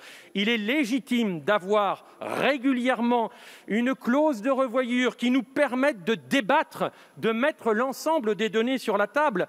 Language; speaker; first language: French; native; French